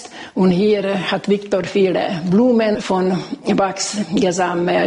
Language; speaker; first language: German; non-native, local second language; Hungarian